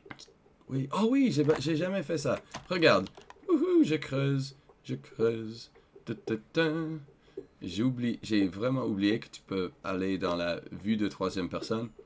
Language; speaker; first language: French; non-native, learner; English